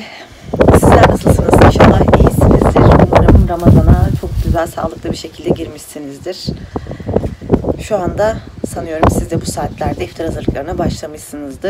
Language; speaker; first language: Turkish; native; Turkish